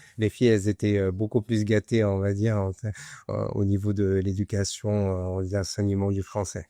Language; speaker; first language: French; non-native, fluent; Arabic